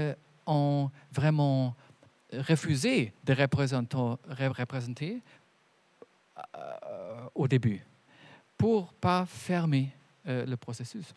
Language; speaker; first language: French; non-native, fluent; German